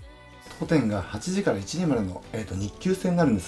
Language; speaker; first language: Japanese; native; Japanese